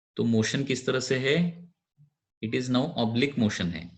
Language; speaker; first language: Hindi; non-native, local second language; Marathi